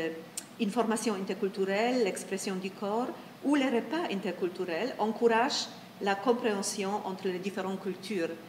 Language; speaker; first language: French; non-native, fluent; Polish